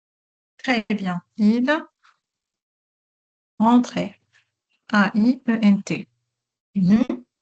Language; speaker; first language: French; non-native, local second language; Arabic